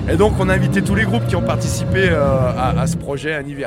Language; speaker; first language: French; native; French